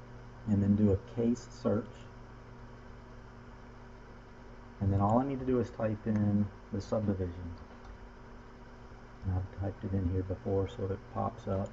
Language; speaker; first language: English; native; English